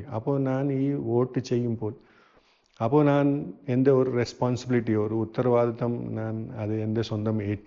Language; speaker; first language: Malayalam; non-native, fluent; Hindi